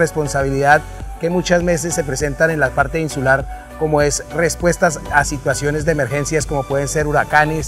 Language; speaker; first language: Spanish; native; Spanish